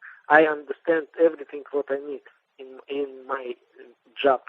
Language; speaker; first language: English; non-native, learner; Russian